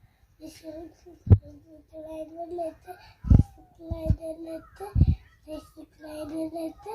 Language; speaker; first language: Dutch; non-native, learner; Tigrinya